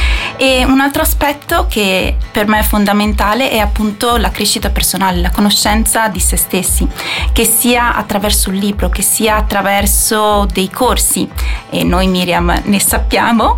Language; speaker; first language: Italian; native; Italian